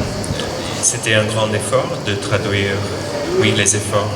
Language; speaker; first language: French; non-native, fluent; English